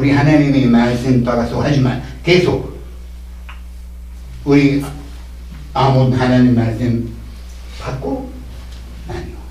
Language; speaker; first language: Korean; non-native, learner; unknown